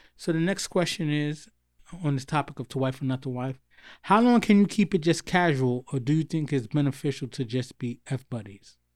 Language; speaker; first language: English; native; English